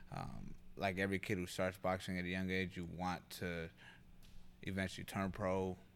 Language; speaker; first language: English; native; English